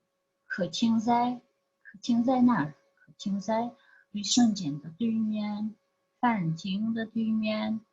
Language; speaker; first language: Chinese; non-native, fluent; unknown